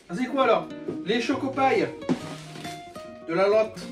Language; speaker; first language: French; native; French